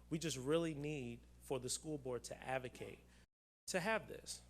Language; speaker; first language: English; native; English